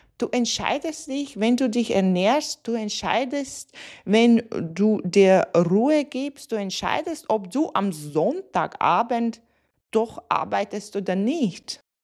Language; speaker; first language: German; non-native, fluent; Latvian